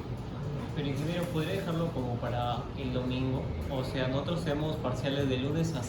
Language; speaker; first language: Spanish; native; Spanish